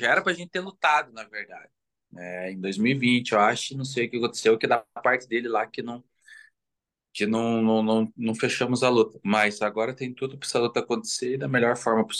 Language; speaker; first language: Portuguese; native; Portuguese